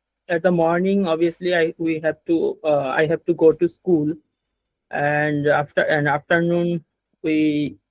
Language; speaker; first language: English; non-native, learner; Bangla